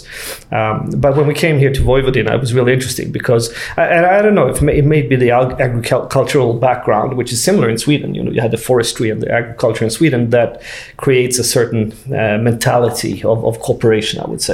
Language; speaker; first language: English; non-native, fluent; Swedish